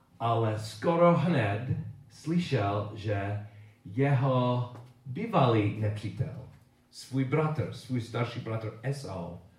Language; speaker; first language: Czech; non-native, learner; English